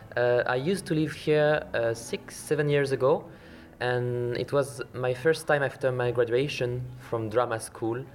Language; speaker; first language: English; non-native, fluent; French